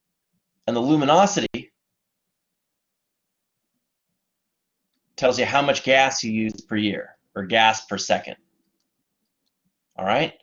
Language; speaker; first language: English; native; English